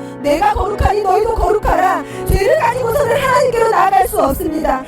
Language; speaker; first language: Korean; native; Korean